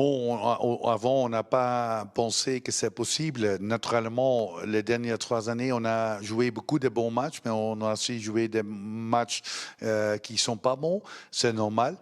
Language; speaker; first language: French; non-native, learner; Dutch